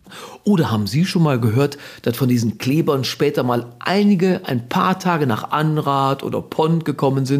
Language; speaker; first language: German; native; German